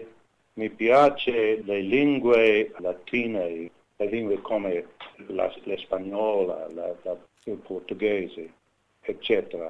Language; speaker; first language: Italian; non-native, learner; English